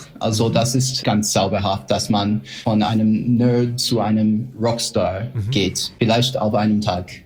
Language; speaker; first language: German; non-native, fluent; English